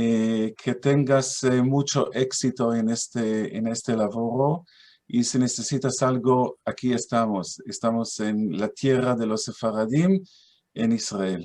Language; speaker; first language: Spanish; non-native, fluent; Hebrew